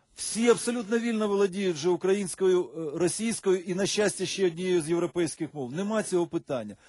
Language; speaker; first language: Ukrainian; non-native, local second language; Russian